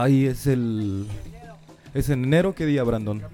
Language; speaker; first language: Spanish; native; Spanish